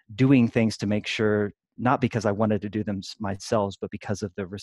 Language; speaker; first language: English; native; English